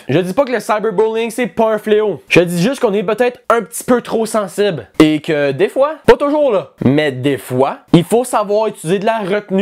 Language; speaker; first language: French; native; French